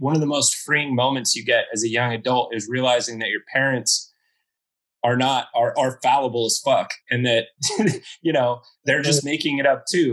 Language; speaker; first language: English; native; English